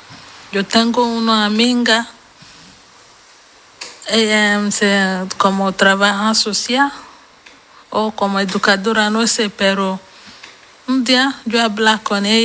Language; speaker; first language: Spanish; non-native, learner; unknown